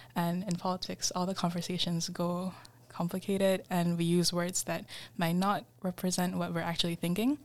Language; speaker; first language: English; non-native, fluent; Indonesian